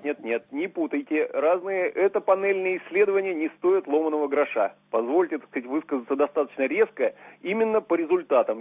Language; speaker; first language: Russian; native; Russian